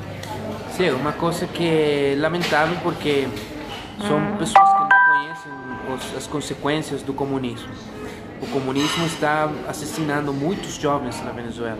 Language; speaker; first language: Portuguese; non-native, fluent; Spanish